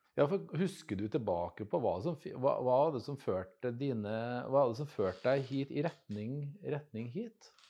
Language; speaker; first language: Norwegian; native; Norwegian